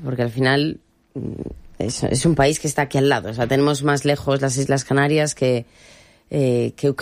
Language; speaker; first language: Spanish; native; Spanish